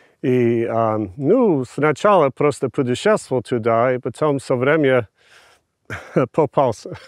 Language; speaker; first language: Russian; non-native, fluent; English